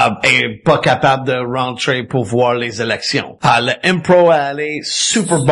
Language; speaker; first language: French; non-native, fluent; English